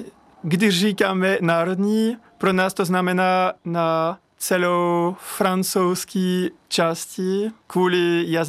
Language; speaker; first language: Czech; non-native, learner; French